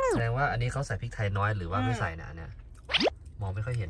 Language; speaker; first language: Thai; native; Thai